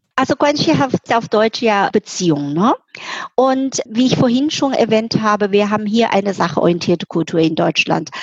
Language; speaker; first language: German; non-native, fluent; Chinese